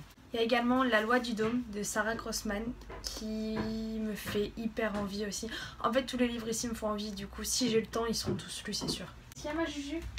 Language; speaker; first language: French; native; French